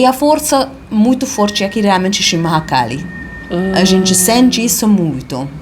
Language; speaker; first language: Portuguese; non-native, fluent; Hungarian